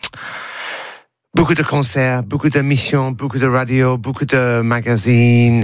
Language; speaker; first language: French; non-native, learner; English